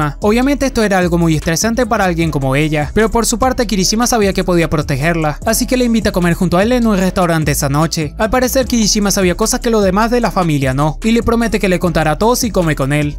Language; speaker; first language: Spanish; native; Spanish